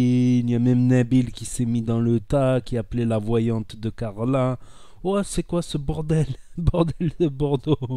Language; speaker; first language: French; native; French